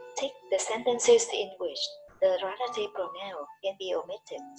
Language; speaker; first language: English; non-native, fluent; Vietnamese